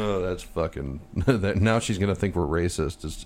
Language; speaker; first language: English; native; English